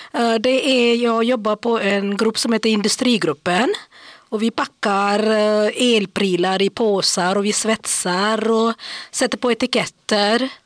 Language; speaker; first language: Swedish; non-native, fluent; English